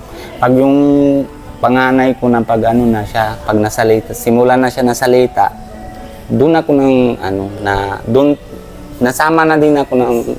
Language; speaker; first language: Filipino; non-native, learner; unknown